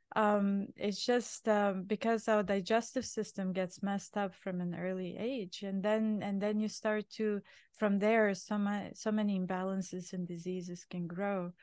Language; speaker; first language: English; non-native, fluent; Bulgarian